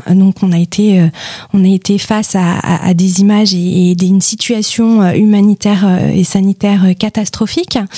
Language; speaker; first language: French; native; French